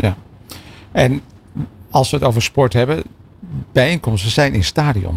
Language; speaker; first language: Dutch; native; Dutch